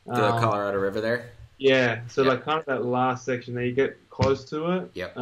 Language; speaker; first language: English; native; English